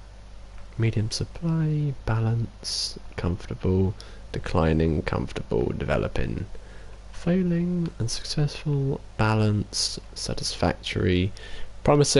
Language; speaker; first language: English; native; English